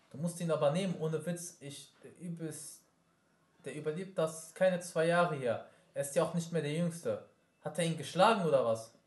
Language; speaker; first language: German; early bilingual, other home language; Arabic